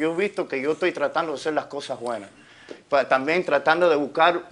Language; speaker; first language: Spanish; early bilingual, heritage; Spanish